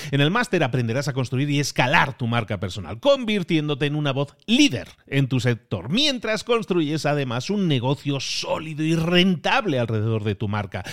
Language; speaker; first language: Spanish; native; Spanish